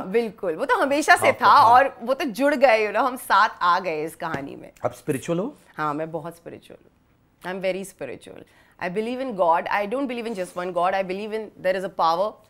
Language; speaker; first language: Hindi; native; Hindi